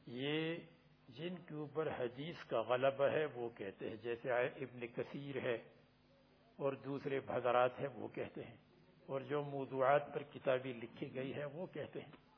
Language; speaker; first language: Urdu; native; Urdu